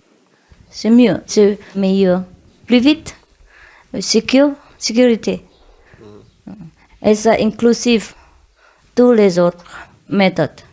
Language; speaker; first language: French; non-native, learner; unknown